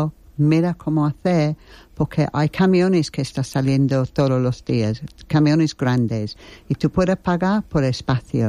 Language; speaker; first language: Spanish; non-native, fluent; English